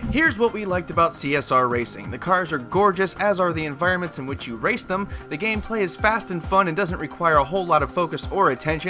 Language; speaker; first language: English; native; English